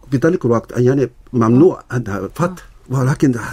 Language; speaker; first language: Arabic; non-native, learner; Korean